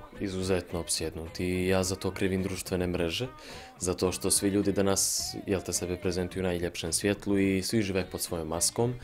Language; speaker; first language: Serbian; native; Serbian